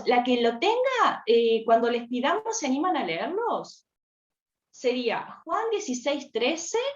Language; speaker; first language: Spanish; native; Spanish